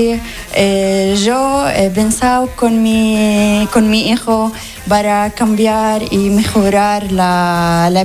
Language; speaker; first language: Spanish; non-native, learner; Arabic